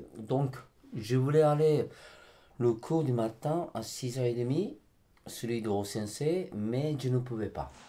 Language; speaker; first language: French; non-native, fluent; Japanese